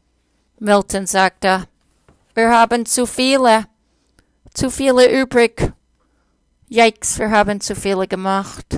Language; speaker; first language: German; non-native, fluent; English